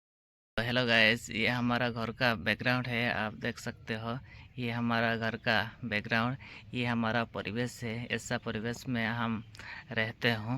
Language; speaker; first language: Hindi; non-native, local second language; Odia